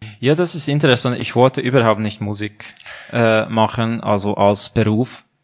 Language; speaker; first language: German; non-native, fluent; Hungarian